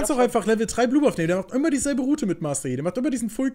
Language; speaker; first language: German; native; German